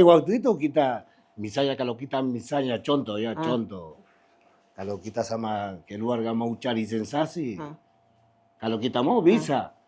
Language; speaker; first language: Indonesian; non-native, fluent; Spanish